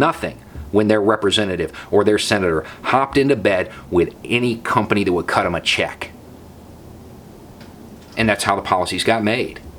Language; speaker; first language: English; native; English